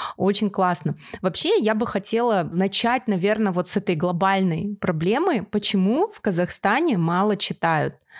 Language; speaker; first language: Russian; native; Russian